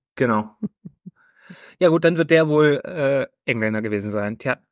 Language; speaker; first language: German; native; German